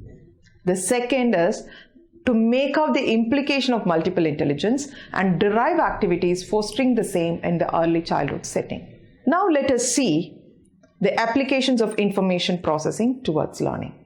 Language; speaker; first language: English; non-native, local second language; Tamil